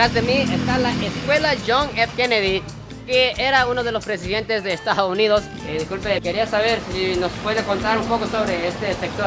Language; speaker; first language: Spanish; non-native, fluent; Japanese